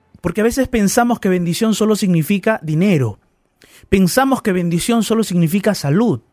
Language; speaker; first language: Spanish; native; Spanish